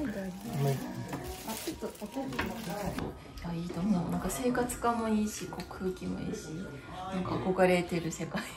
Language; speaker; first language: Japanese; native; Japanese